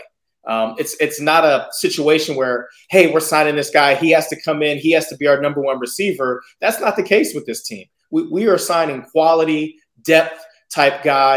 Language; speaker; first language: English; native; English